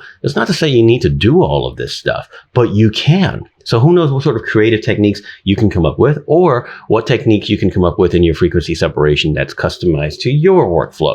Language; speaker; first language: English; native; English